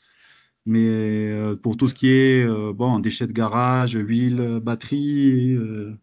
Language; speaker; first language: French; native; French